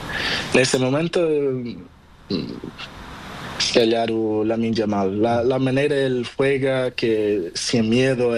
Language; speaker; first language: Spanish; non-native, learner; Portuguese